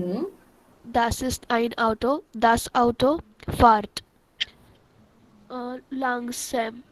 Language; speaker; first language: German; non-native, learner; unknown